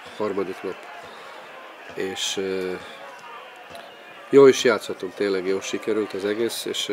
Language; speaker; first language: Hungarian; non-native, fluent; Serbian